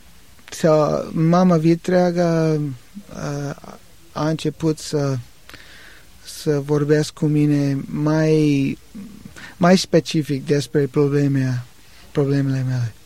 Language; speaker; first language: Romanian; non-native, learner; English